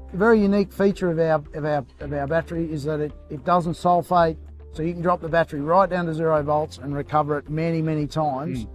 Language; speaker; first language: English; native; English